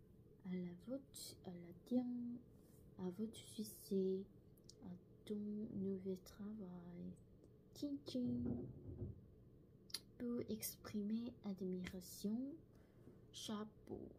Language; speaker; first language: French; non-native, learner; Korean